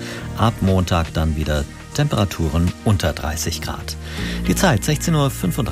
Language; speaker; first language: German; native; German